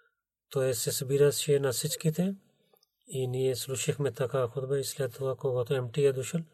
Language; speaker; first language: Bulgarian; non-native, learner; Urdu